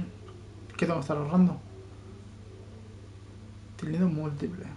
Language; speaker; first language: Spanish; native; Spanish